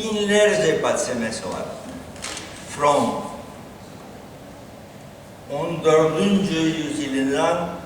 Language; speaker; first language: Turkish; non-native, learner; Spanish